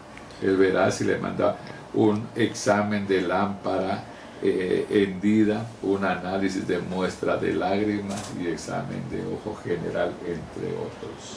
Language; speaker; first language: Spanish; native; Spanish